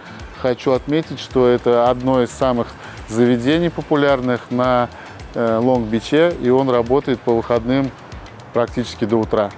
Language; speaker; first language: Russian; native; Russian